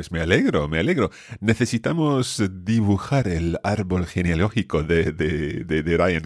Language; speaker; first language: Spanish; non-native, fluent; English